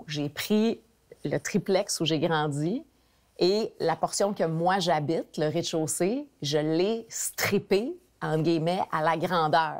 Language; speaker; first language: French; native; French